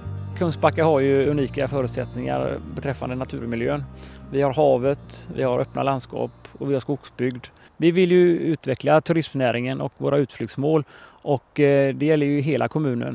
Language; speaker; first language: Swedish; native; Swedish